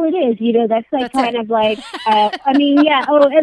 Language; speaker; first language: English; non-native, fluent; Russian